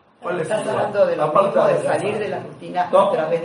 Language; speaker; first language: Spanish; native; Spanish